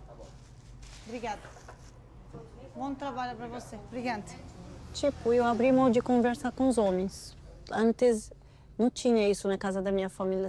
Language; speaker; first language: Portuguese; non-native, learner; Arabic